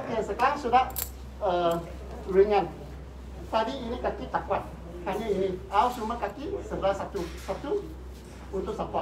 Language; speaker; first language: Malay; non-native, local second language; Cantonese